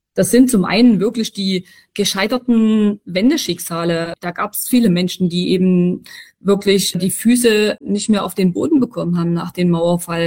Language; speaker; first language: German; native; German